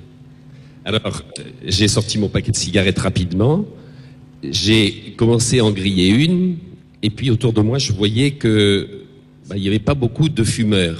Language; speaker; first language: French; native; French